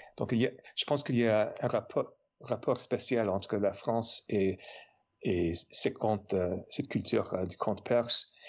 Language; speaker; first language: French; non-native, fluent; English